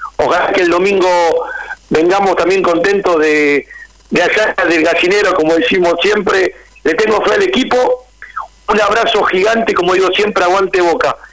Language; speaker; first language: Spanish; native; Spanish